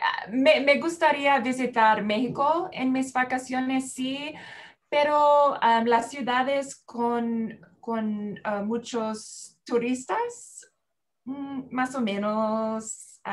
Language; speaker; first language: Spanish; non-native, learner; English